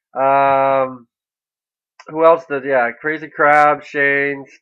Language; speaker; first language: English; native; English